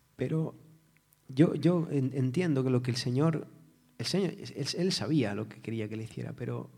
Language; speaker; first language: Spanish; native; Spanish